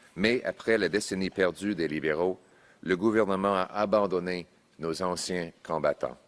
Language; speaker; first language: French; non-native, local second language; English